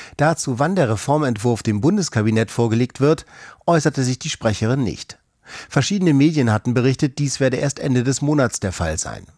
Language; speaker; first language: German; native; German